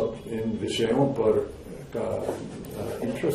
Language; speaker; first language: Hindi; non-native, fluent; English